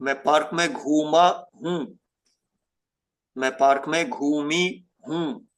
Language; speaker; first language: Hindi; non-native, fluent; Ukrainian